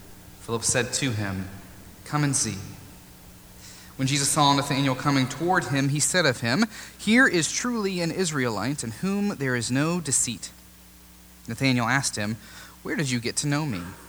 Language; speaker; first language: English; native; English